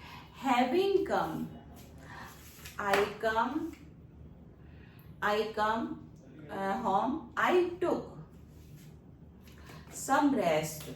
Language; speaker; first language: English; non-native, learner; Hindi